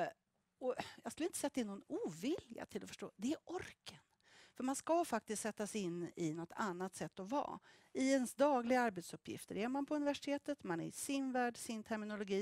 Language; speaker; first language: Swedish; native; Swedish